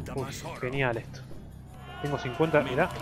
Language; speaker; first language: Spanish; native; Spanish